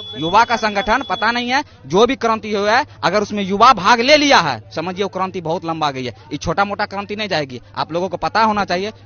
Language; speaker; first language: Hindi; native; Hindi